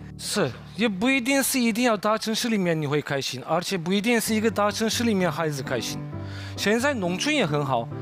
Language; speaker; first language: Chinese; non-native, fluent; Turkish